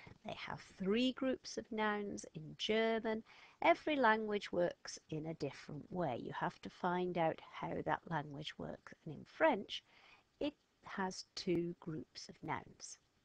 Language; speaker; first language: English; native; English